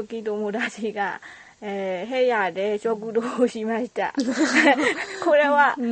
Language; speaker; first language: Japanese; non-native, learner; Burmese